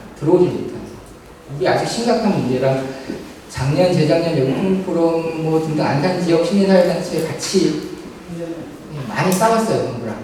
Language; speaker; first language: Korean; native; Korean